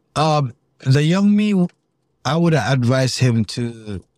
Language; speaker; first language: English; non-native, local second language; Wolof